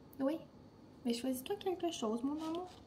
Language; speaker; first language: French; native; French